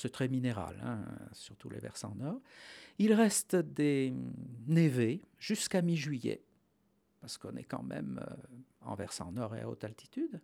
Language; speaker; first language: French; native; French